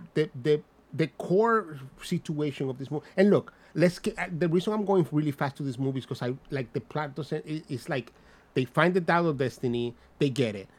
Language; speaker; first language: English; non-native, fluent; Spanish